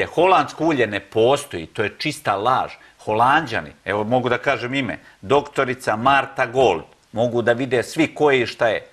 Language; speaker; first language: Croatian; native; Croatian